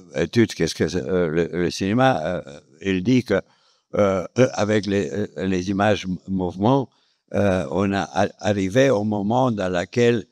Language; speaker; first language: French; non-native, fluent; Romanian